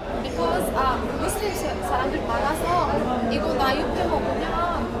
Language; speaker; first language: Korean; non-native, learner; Arabic